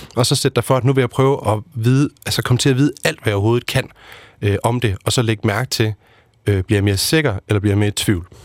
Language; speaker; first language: Danish; native; Danish